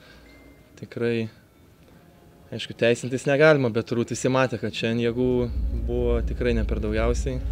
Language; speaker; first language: Lithuanian; native; Lithuanian